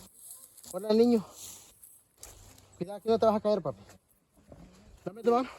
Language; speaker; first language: Spanish; native; Spanish